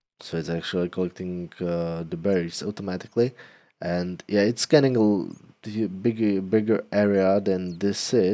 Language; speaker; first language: English; non-native, fluent; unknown